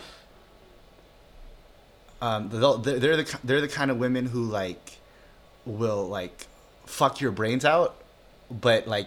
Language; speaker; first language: English; early bilingual, other home language; Filipino